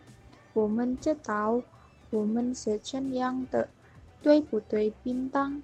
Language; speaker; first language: Chinese; non-native, learner; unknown